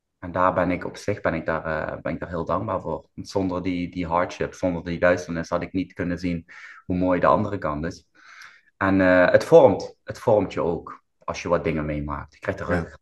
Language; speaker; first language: Dutch; native; Dutch